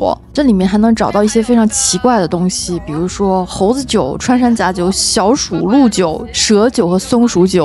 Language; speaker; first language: Chinese; native; Chinese